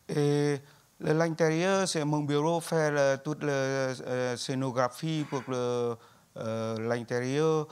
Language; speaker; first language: French; non-native, learner; Vietnamese